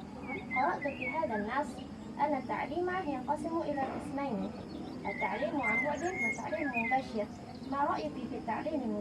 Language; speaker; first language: Arabic; non-native, fluent; Indonesian